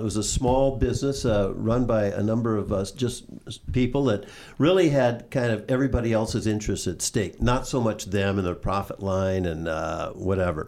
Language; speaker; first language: English; native; English